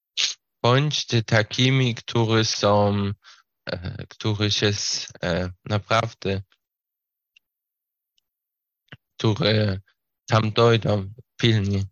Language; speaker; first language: Polish; non-native, fluent; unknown